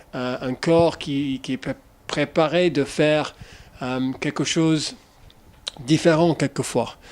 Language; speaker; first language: French; non-native, fluent; English